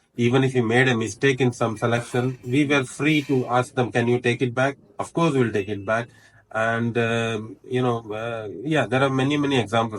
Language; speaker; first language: English; non-native, local second language; Malayalam